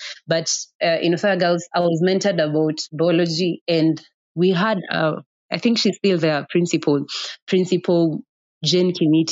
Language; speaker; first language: English; non-native, local second language; Kikuyu